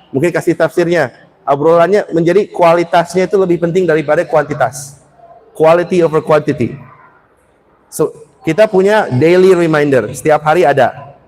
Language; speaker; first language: Indonesian; early bilingual, heritage; Indonesian